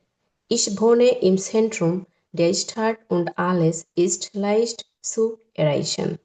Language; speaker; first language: German; non-native, learner; Bangla